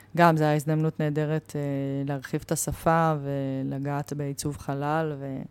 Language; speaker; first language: Hebrew; native; Hebrew